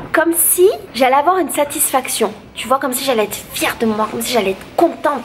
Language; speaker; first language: French; native; French